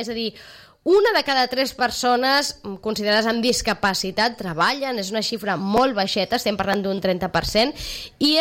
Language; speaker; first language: Catalan; native; Catalan